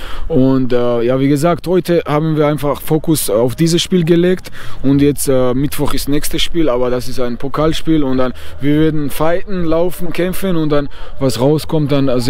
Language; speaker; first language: German; non-native, fluent; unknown